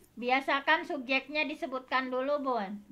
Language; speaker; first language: Indonesian; native; Indonesian